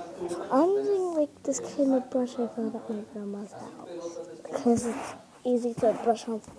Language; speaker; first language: English; native; English